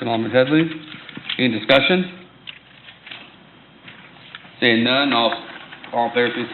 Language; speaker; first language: English; native; English